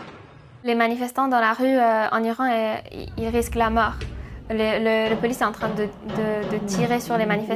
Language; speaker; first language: French; non-native, fluent; Persian